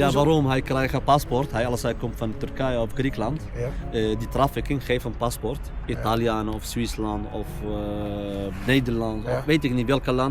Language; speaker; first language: Dutch; non-native, learner; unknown